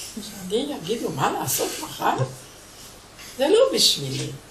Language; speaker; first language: Hebrew; non-native, fluent; Hungarian